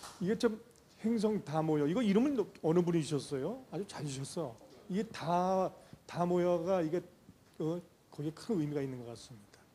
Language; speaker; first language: Korean; native; Korean